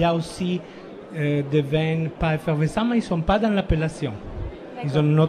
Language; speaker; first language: French; non-native, fluent; Italian